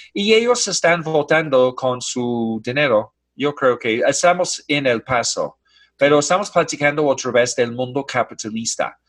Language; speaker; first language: Spanish; non-native, fluent; English